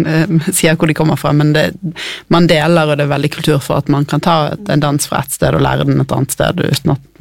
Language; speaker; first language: Norwegian; native; Norwegian